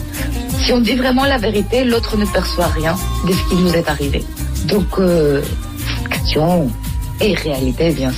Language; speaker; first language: French; non-native, fluent; Greek